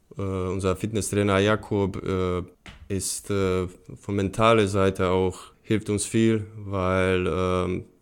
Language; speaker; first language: German; non-native, fluent; Bosnian